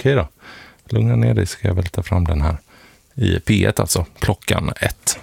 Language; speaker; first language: Swedish; native; Swedish